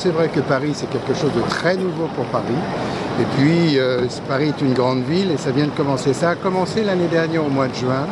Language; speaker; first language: French; native; French